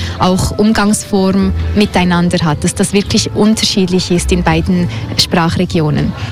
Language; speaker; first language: German; native; German